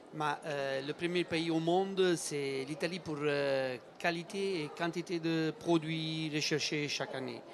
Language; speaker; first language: French; non-native, learner; Italian